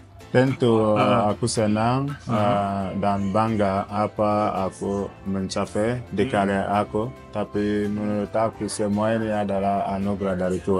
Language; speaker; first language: Indonesian; non-native, fluent; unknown